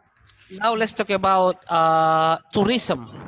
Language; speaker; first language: English; non-native, learner; Indonesian